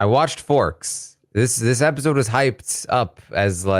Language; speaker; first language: English; native; English